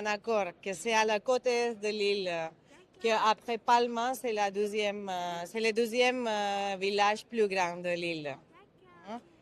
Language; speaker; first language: French; non-native, learner; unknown